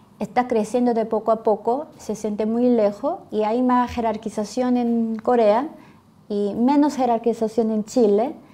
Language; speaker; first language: Spanish; non-native, fluent; Korean